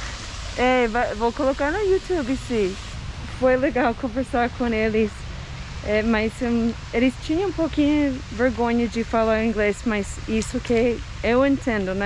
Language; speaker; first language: Portuguese; non-native, fluent; English